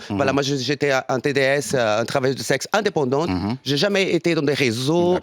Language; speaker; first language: French; non-native, fluent; Portuguese